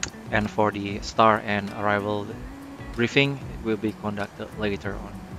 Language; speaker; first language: English; non-native, fluent; Indonesian